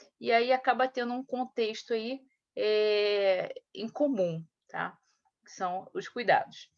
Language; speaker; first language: Portuguese; native; Portuguese